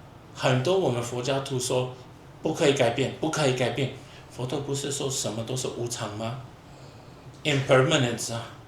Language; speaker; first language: Chinese; non-native, fluent; English